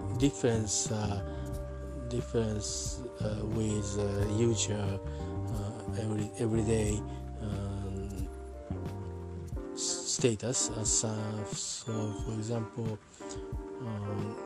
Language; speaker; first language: English; non-native, learner; Japanese